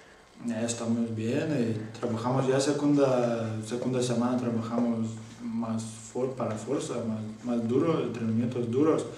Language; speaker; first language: Spanish; non-native, learner; Lithuanian